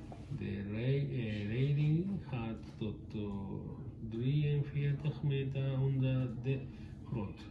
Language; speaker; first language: Dutch; non-native, learner; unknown